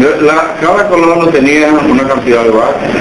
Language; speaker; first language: Spanish; native; Spanish